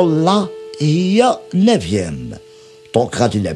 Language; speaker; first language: Arabic; native; Arabic